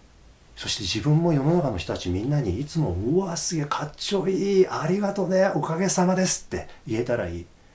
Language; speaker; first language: Japanese; native; Japanese